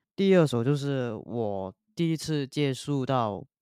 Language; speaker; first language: Chinese; non-native, local second language; Cantonese